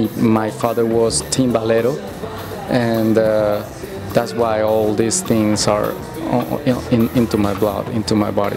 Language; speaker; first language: English; non-native, fluent; Spanish